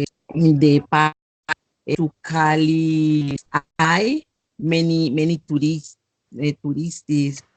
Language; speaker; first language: English; non-native, learner; Spanish